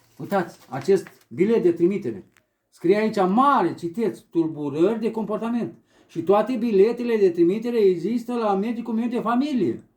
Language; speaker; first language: Romanian; native; Romanian